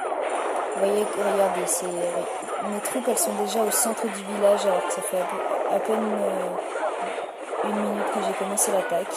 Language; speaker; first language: French; native; French